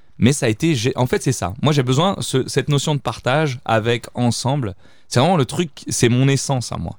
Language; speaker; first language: French; early bilingual, other home language; Italian